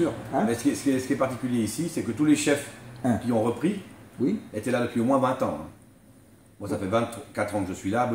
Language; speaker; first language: French; native; French